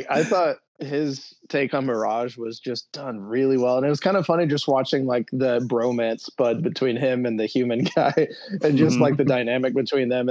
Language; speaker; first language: English; native; English